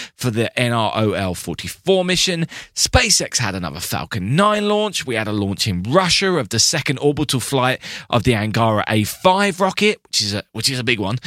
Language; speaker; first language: English; native; English